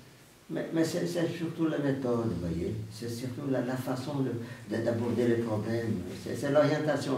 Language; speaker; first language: French; non-native, fluent; Portuguese